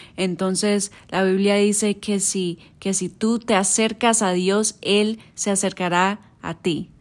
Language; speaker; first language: Spanish; early bilingual, heritage; Spanish